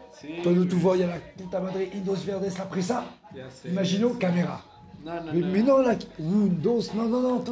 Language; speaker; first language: Spanish; non-native, learner; French